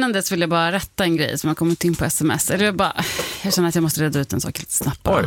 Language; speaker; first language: Swedish; native; Swedish